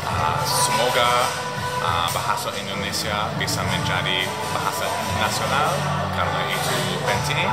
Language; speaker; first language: Indonesian; non-native, learner; English